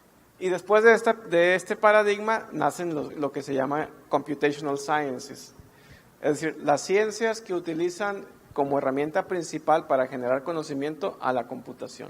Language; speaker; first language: Spanish; native; Spanish